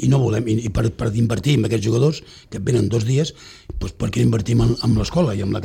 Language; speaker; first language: Catalan; native; Catalan